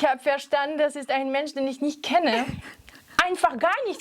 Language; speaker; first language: German; non-native, fluent; French